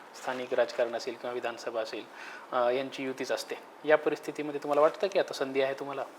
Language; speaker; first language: Marathi; native; Marathi